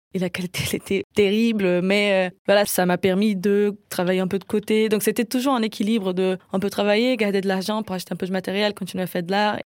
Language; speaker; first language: French; non-native, fluent; Portuguese